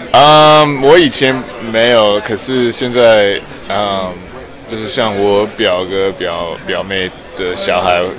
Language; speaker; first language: Chinese; early bilingual, heritage; English